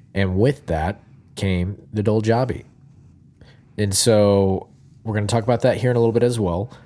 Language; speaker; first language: English; native; English